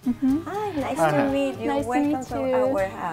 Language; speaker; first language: English; non-native, learner; Spanish